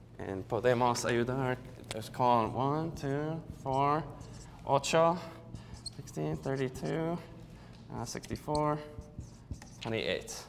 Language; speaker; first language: Spanish; non-native, learner; English